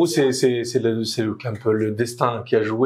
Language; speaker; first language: French; native; French